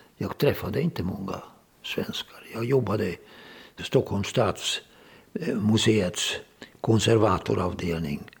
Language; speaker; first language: Swedish; non-native, fluent; Hungarian